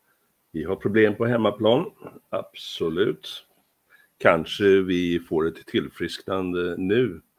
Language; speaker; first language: Swedish; native; Swedish